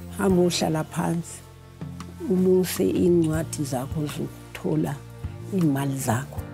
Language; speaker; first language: Zulu; native; Zulu